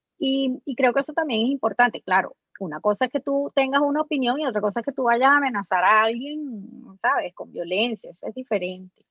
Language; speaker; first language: Spanish; native; Spanish